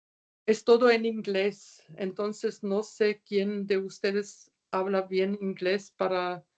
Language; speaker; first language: Spanish; non-native, fluent; German